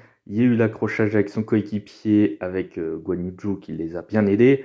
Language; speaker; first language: French; native; French